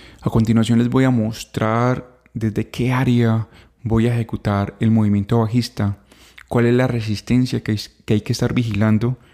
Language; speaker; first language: Spanish; native; Spanish